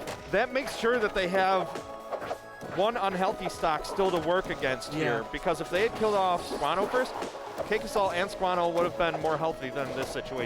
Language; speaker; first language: English; native; English